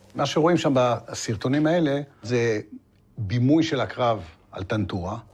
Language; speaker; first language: Hebrew; native; Hebrew